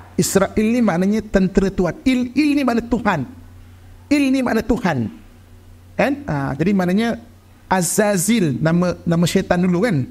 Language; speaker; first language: Malay; native; Malay